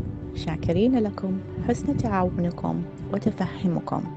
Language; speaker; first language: Arabic; native; Arabic